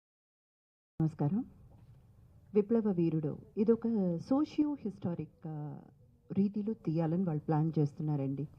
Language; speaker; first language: Telugu; native; Telugu